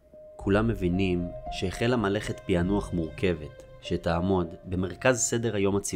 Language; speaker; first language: Hebrew; native; Hebrew